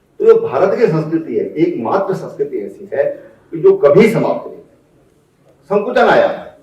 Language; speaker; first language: Hindi; native; Hindi